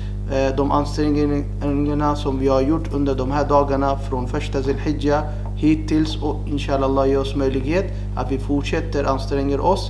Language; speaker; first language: Swedish; non-native, fluent; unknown